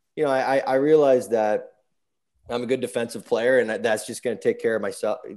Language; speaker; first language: English; native; English